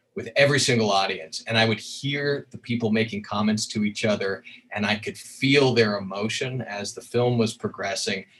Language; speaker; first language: English; native; English